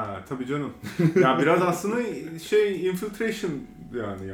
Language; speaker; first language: Turkish; native; Turkish